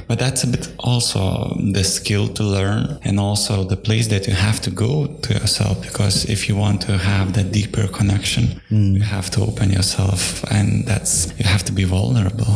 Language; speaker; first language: English; non-native, fluent; Lithuanian